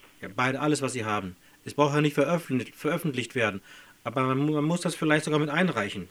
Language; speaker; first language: German; native; German